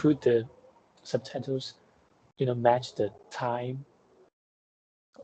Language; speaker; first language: English; non-native, fluent; Chinese